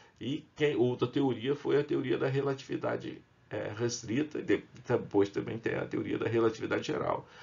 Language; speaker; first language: Portuguese; native; Portuguese